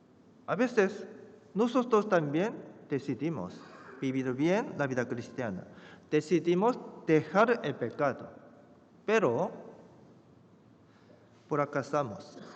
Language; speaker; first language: Spanish; non-native, fluent; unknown